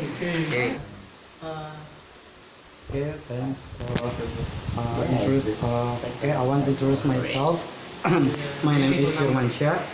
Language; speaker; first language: English; non-native, learner; Indonesian